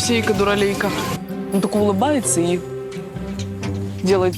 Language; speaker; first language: Russian; native; Russian